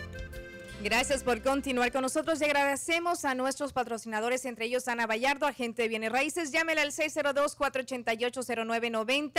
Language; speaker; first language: Spanish; native; Spanish